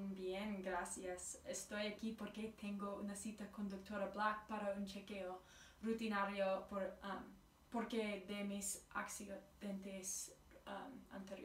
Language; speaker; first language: Spanish; non-native, learner; English